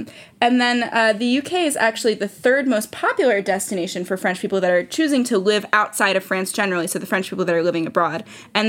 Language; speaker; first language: English; native; English